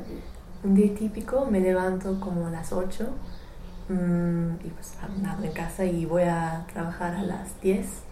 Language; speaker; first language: Spanish; non-native, fluent; English